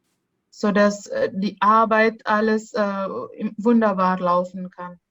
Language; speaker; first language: German; non-native, fluent; Indonesian